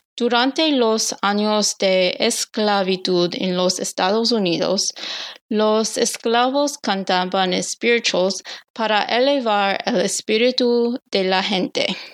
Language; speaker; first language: Spanish; non-native, learner; English